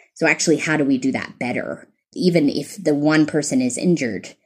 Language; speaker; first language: English; native; English